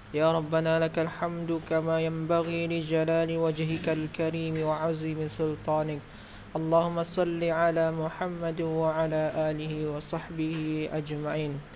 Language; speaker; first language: Malay; native; Malay